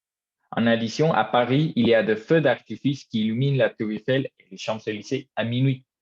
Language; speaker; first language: French; non-native, learner; Spanish